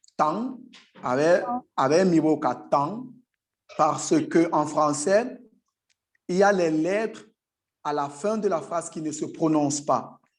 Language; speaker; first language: French; native; French